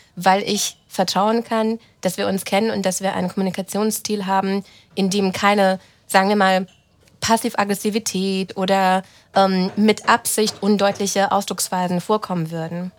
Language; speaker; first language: German; early bilingual, other home language; Romanian